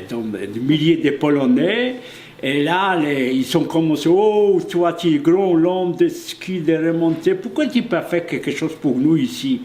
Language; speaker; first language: French; non-native, fluent; Polish